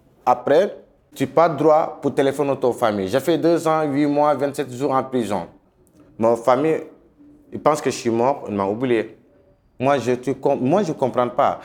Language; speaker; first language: French; non-native, local second language; Wolof